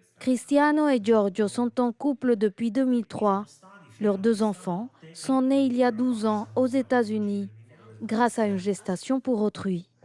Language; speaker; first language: French; native; French